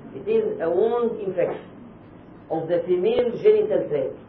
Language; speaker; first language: English; non-native, fluent; Arabic